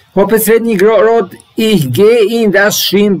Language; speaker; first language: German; non-native, learner; Serbian